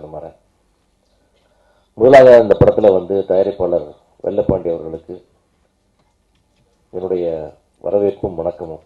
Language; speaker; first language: Tamil; native; Tamil